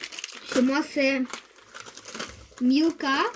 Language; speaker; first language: French; early bilingual, other home language; Russian